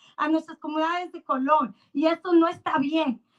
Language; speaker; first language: Spanish; early bilingual, other home language; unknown